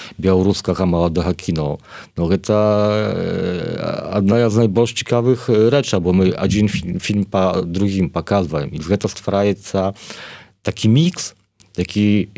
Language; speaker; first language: Polish; non-native, learner; Belarusian